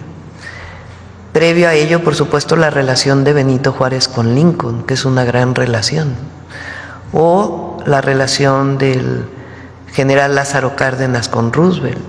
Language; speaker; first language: Spanish; native; Spanish